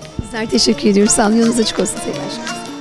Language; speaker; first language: Turkish; native; Turkish